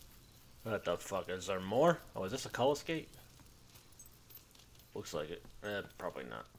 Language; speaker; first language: English; native; English